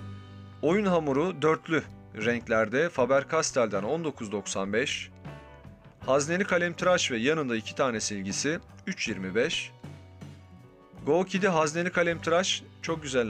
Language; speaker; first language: Turkish; native; Turkish